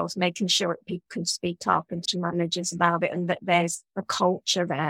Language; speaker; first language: English; native; English